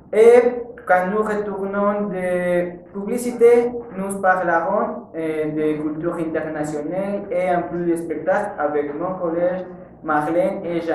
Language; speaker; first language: French; non-native, learner; Spanish